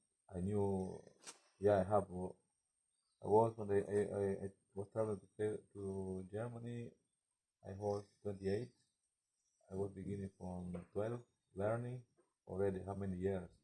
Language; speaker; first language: English; non-native, learner; Spanish